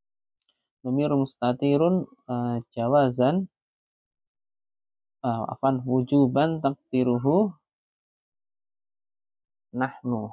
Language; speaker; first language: Arabic; non-native, learner; Indonesian